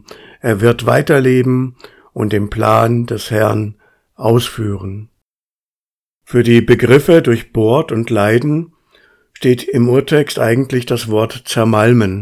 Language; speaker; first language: German; native; German